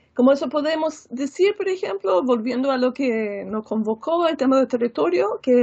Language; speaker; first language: Spanish; non-native, fluent; English